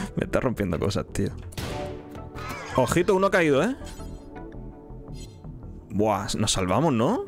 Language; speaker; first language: Spanish; native; Spanish